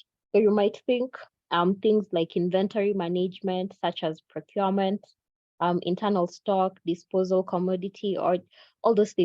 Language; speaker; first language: English; non-native, local second language; Swahili